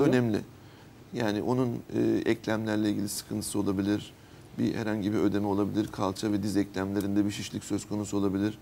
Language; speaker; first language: Turkish; native; Turkish